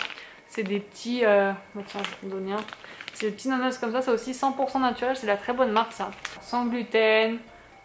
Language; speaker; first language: French; native; French